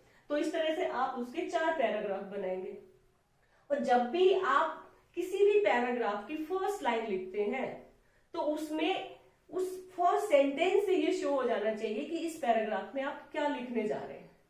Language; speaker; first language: Hindi; native; Hindi